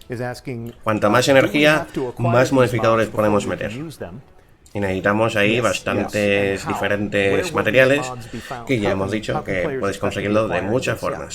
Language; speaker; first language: Spanish; native; Spanish